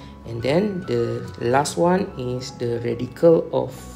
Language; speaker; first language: English; non-native, local second language; Malay